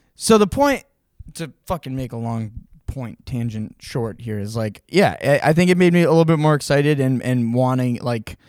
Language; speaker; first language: English; native; English